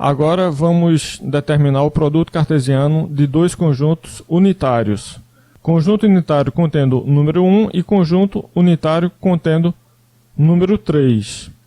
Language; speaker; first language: Portuguese; native; Portuguese